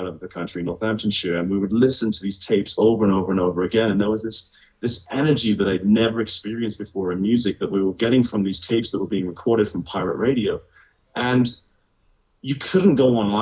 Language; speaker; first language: English; native; English